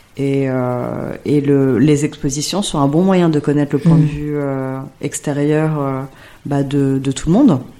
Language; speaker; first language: French; native; French